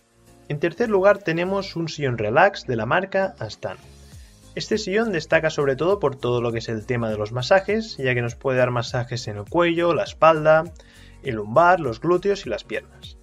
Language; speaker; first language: Spanish; native; Spanish